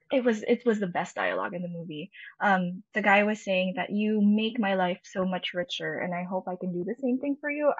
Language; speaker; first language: English; non-native, local second language; Filipino